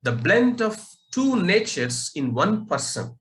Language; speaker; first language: English; non-native, local second language; Telugu